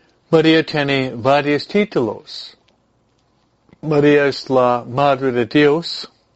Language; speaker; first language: Spanish; non-native, learner; English